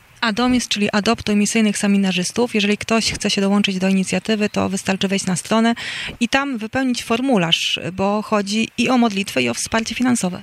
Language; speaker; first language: Polish; native; Polish